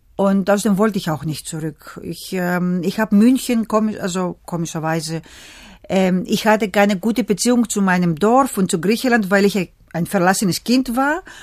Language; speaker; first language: German; early bilingual, other home language; Greek